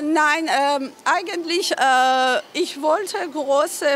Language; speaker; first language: German; non-native, learner; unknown